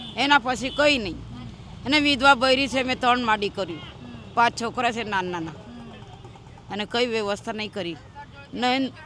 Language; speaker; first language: Gujarati; native; Gujarati